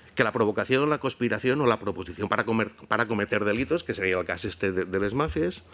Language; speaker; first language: Spanish; non-native, local second language; Catalan